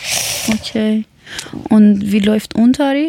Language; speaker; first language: German; non-native, learner; Persian